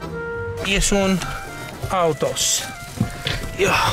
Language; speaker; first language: Finnish; non-native, learner; Italian